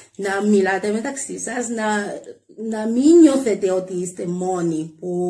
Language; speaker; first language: Greek; non-native, learner; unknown